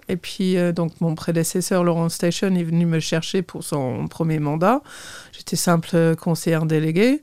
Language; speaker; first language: French; non-native, fluent; English